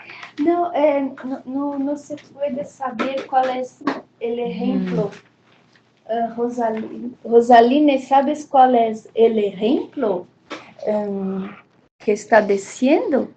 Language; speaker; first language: Spanish; non-native, fluent; Portuguese